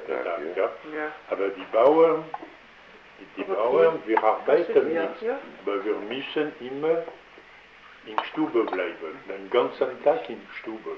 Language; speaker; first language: German; non-native, learner; French